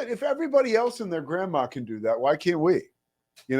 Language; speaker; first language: English; native; English